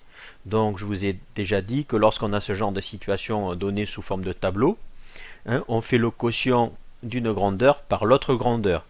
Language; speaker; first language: French; native; French